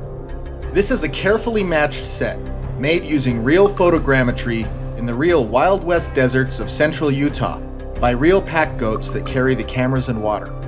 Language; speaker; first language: English; native; English